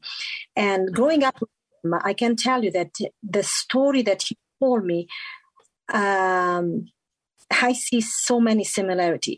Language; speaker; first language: English; non-native, fluent; Italian